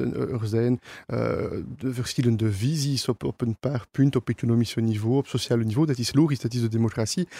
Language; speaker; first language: Dutch; non-native, local second language; French